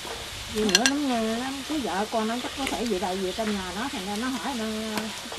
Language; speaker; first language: Vietnamese; native; Vietnamese